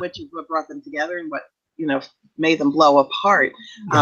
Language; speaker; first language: English; native; English